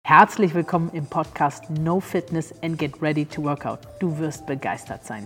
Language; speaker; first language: German; native; German